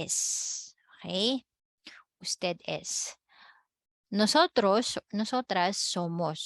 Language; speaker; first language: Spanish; non-native, fluent; Filipino